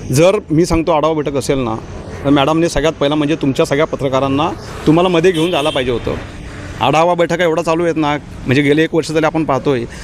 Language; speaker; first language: Marathi; native; Marathi